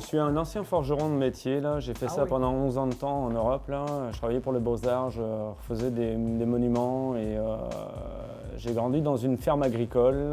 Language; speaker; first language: French; native; French